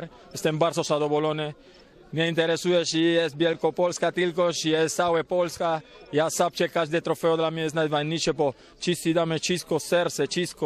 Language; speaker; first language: Polish; non-native, learner; Spanish